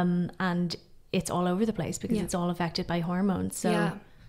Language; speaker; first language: English; native; English